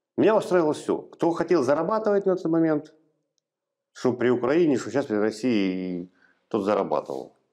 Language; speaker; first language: Russian; native; Russian